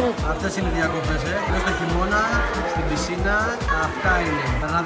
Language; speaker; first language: Greek; native; Greek